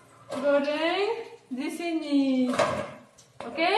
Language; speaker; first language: Indonesian; non-native, learner; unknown